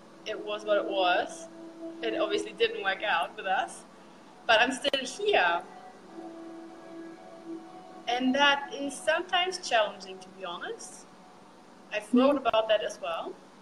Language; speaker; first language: English; non-native, fluent; German